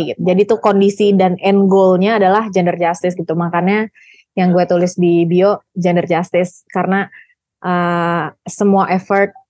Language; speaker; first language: Indonesian; native; Indonesian